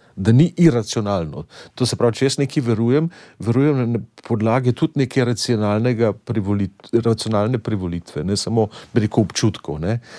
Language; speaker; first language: Slovenian; native; Slovenian